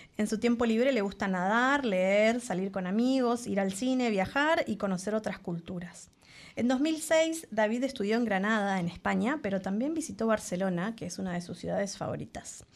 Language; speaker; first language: Spanish; native; Spanish